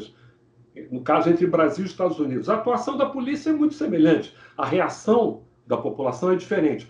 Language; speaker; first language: Portuguese; native; Portuguese